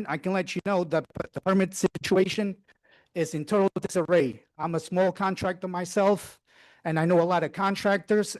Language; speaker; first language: English; non-native, fluent; Portuguese